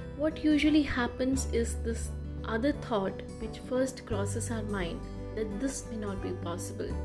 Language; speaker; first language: English; non-native, local second language; Hindi